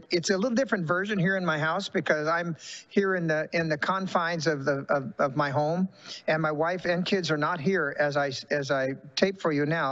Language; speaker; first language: English; native; English